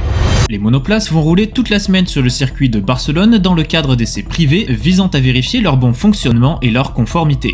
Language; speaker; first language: French; native; French